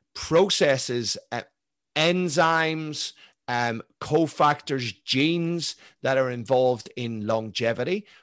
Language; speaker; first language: English; native; English